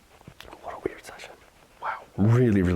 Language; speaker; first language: English; native; English